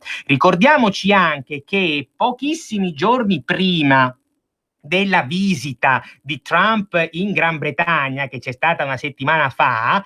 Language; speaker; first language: Italian; native; Italian